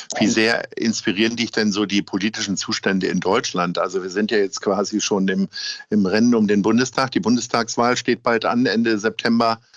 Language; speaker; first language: German; native; German